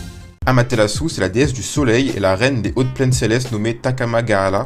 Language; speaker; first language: French; native; French